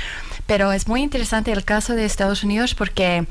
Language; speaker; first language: Spanish; non-native, fluent; Finnish